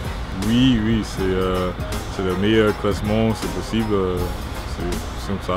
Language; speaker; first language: French; non-native, learner; English